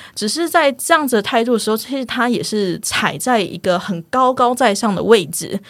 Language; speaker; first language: Chinese; non-native, local second language; Min Nan Chinese